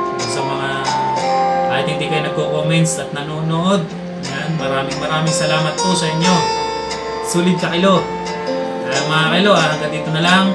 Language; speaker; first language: Filipino; non-native, local second language; Cebuano